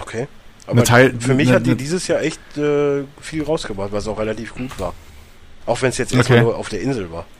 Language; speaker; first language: German; native; German